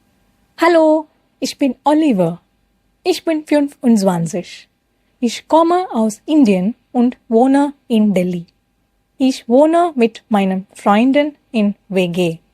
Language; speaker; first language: German; non-native, fluent; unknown